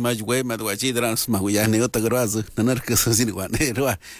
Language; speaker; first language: Spanish; non-native, local second language; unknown